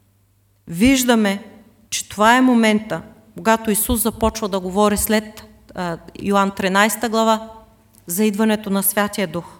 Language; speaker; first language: Bulgarian; native; Bulgarian